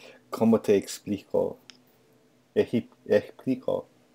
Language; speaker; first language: Spanish; non-native, learner; English